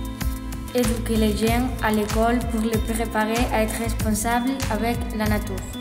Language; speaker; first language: French; non-native, learner; Spanish